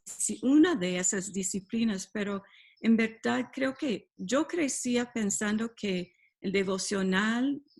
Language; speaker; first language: Spanish; non-native, fluent; English